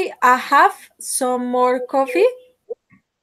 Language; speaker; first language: English; non-native, learner; Spanish